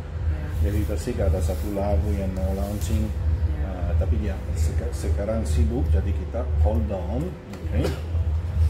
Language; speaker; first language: Indonesian; non-native, learner; English